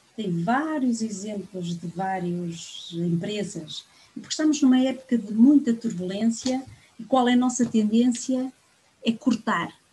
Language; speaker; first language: Portuguese; native; Portuguese